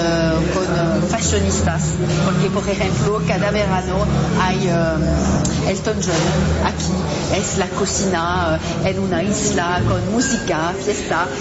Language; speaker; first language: Spanish; non-native, learner; French